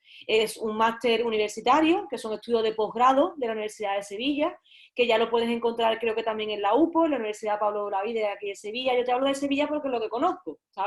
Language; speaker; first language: Spanish; native; Spanish